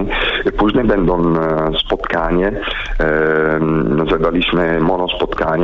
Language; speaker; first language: Polish; non-native, learner; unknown